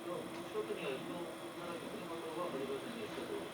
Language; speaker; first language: Japanese; native; Japanese